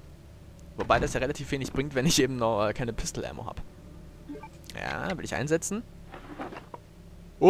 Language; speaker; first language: German; native; German